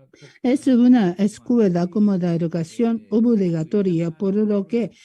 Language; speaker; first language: Spanish; non-native, learner; Japanese